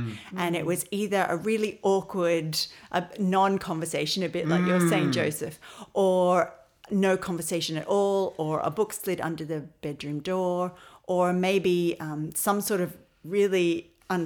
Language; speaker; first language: English; native; English